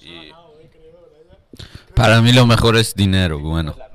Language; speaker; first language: Spanish; non-native, learner; Persian